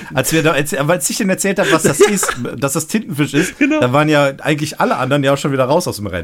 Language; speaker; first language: German; native; German